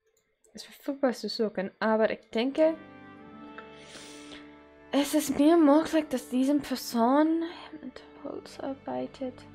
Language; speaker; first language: German; non-native, learner; English